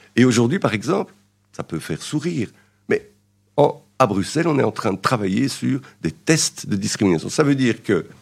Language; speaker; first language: French; native; French